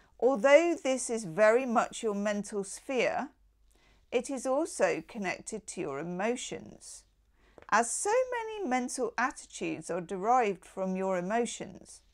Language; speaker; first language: English; native; English